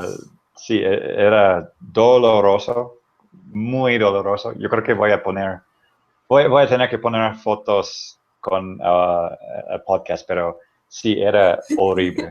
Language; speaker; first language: Spanish; non-native, fluent; English